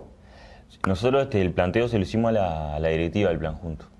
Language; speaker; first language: Spanish; native; Spanish